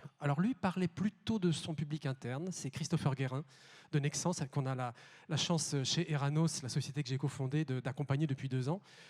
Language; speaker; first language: French; native; French